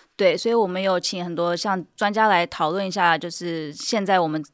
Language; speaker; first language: Chinese; early bilingual, heritage; Chinese